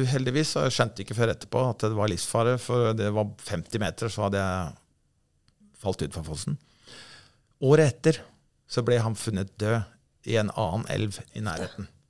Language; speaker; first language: Norwegian; native; Norwegian